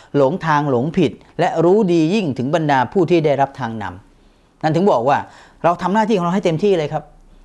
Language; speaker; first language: Thai; native; Thai